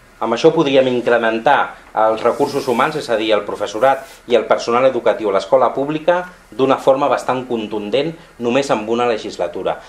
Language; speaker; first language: Catalan; non-native, local second language; Spanish